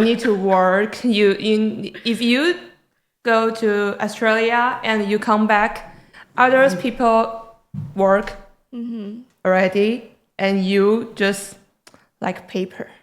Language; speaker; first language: English; non-native, learner; Chinese